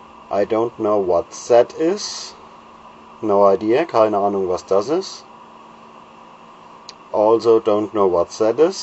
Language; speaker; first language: English; non-native, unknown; German